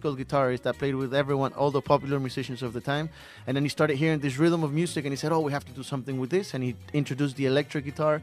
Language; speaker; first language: English; early bilingual, other home language; Spanish